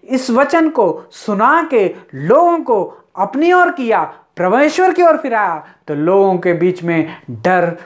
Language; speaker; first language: Hindi; non-native, local second language; Telugu